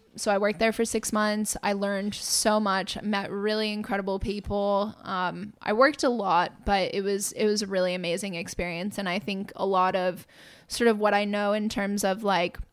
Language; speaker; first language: English; native; English